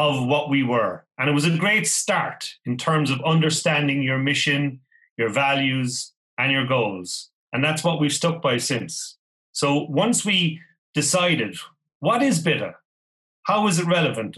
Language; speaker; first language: English; native; English